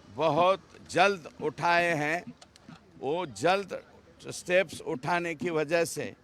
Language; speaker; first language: Hindi; non-native, local second language; Marathi